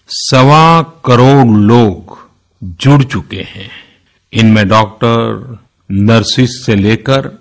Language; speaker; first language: Hindi; non-native, local second language; Gujarati